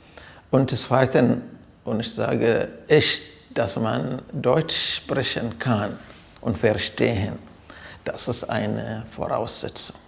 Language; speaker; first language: German; non-native, fluent; Arabic